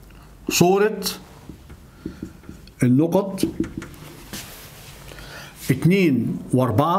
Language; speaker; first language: Arabic; native; Arabic